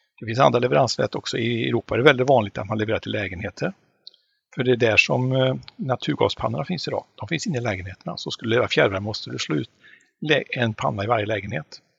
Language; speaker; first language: Swedish; native; Swedish